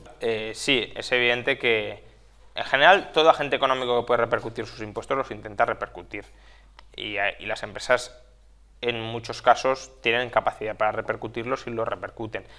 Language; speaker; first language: Spanish; native; Spanish